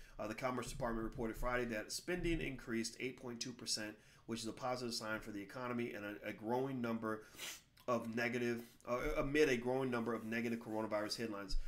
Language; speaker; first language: English; native; English